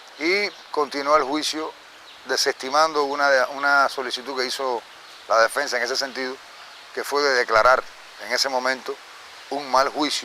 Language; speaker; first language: Spanish; native; Spanish